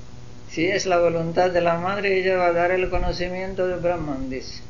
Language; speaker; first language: Spanish; non-native, fluent; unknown